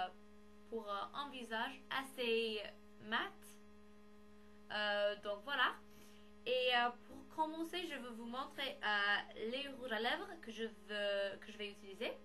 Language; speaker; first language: French; non-native, learner; English